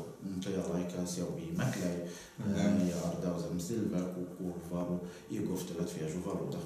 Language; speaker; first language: Latvian; non-native, learner; Arabic